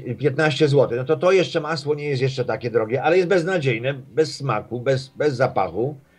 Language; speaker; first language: Polish; native; Polish